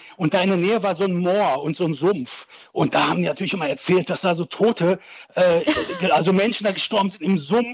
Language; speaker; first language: German; early bilingual, other home language; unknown